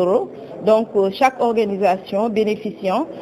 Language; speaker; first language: French; native; French